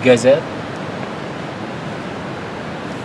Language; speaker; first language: English; non-native, learner; Tajik